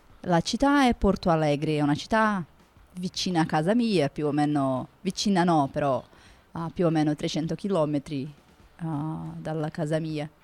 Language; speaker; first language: Italian; non-native, learner; Portuguese